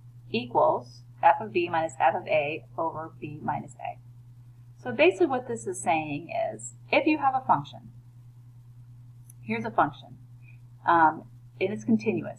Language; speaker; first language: English; native; English